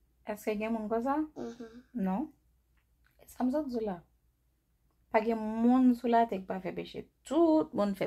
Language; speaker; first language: French; non-native, local second language; Haitian Creole